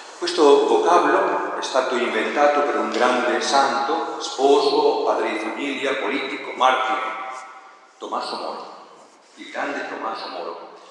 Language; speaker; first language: Italian; non-native, fluent; Spanish